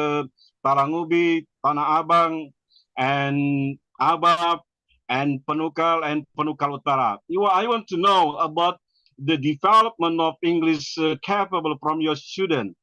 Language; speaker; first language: English; non-native, learner; Indonesian